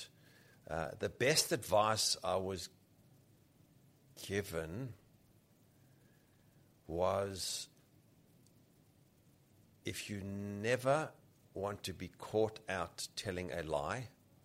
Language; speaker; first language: English; native; English